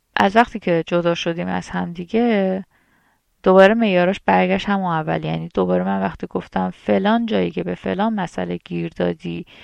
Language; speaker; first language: Persian; native; Persian